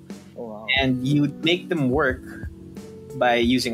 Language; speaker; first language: English; non-native, local second language; Filipino